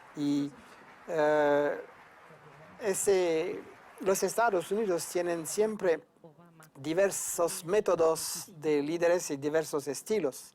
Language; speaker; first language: Spanish; non-native, fluent; French